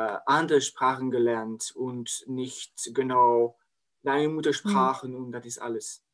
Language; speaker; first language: German; non-native, learner; French